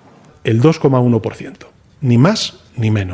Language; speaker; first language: Spanish; native; Spanish